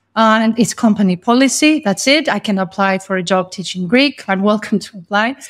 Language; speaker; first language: English; non-native, fluent; Greek